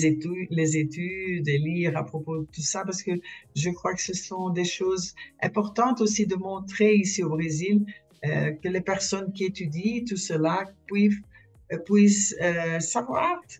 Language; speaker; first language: French; non-native, fluent; Portuguese